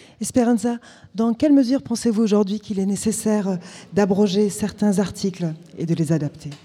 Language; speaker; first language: French; native; French